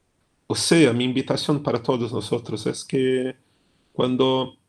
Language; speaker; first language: Spanish; non-native, fluent; Portuguese